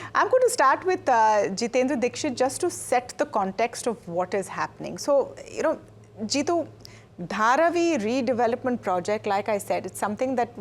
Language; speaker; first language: English; non-native, local second language; Hindi